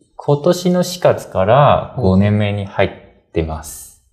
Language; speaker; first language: Japanese; non-native, fluent; Chinese